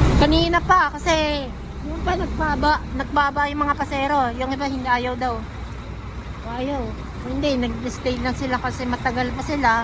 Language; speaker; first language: Filipino; native; Filipino